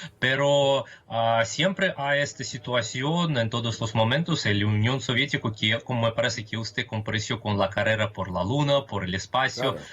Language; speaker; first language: Spanish; non-native, fluent; Russian